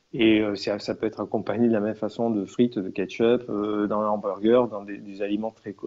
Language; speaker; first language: French; native; French